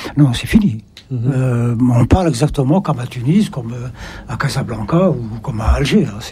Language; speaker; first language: French; non-native, local second language; Arabic